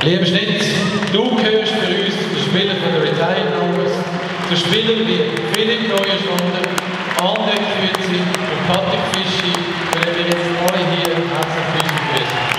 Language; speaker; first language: German; native; German